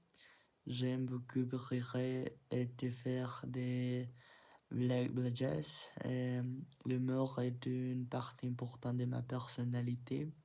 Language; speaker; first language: French; non-native, learner; Spanish